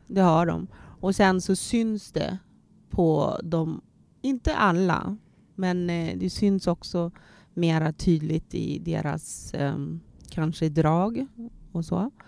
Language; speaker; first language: Swedish; early bilingual, other home language; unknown